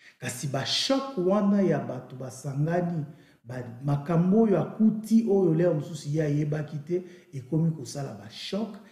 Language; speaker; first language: Lingala; native; Lingala